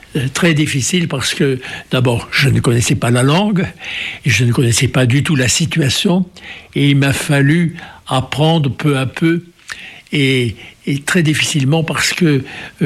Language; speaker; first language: French; native; French